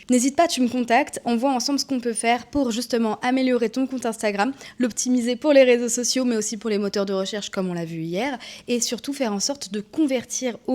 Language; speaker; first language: French; native; French